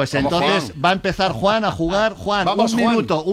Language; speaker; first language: Spanish; native; Spanish